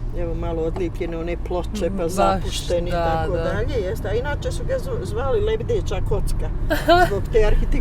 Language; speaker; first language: Bosnian; native; Bosnian